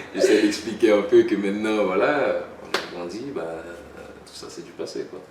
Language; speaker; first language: French; non-native, local second language; Haitian Creole